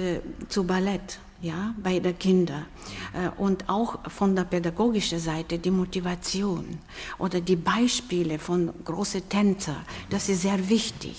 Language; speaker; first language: German; non-native, fluent; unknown